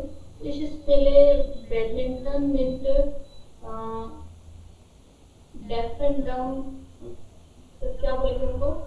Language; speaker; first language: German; non-native, learner; Hindi